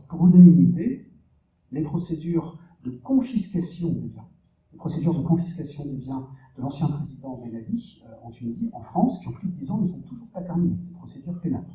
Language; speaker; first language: French; native; French